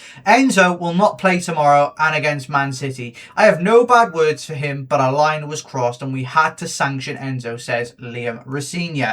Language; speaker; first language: English; native; English